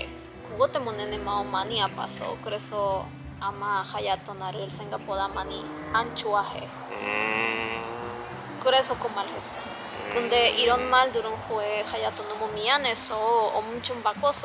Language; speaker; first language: Korean; non-native, learner; Spanish